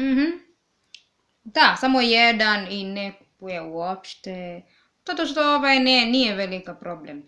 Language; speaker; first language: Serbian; non-native, learner; English